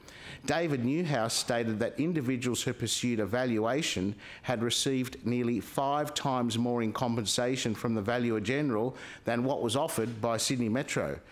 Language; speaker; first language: English; native; English